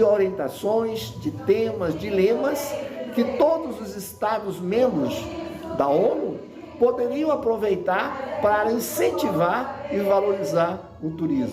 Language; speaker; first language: Portuguese; native; Portuguese